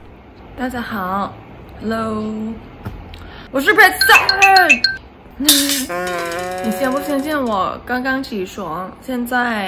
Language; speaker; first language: Chinese; non-native, fluent; Thai